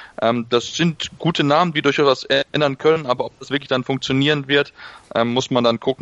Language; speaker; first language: German; native; German